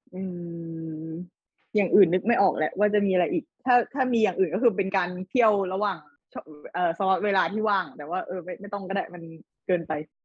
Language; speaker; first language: Thai; native; Thai